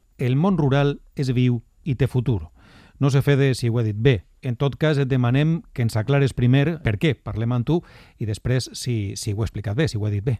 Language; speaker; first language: Catalan; native; Catalan